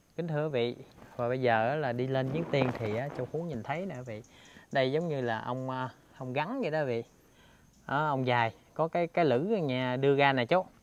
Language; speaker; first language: Vietnamese; native; Vietnamese